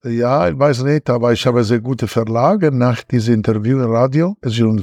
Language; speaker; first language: German; non-native, learner; Italian